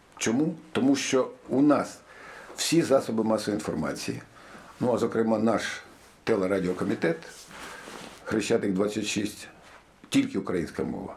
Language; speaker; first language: Ukrainian; native; Ukrainian